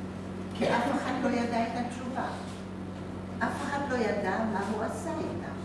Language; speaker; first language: Hebrew; non-native, fluent; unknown